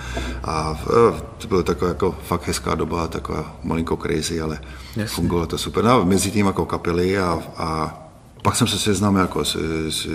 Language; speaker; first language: Czech; non-native, fluent; Hungarian